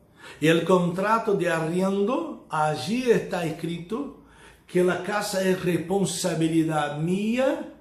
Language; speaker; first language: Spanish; non-native, fluent; Portuguese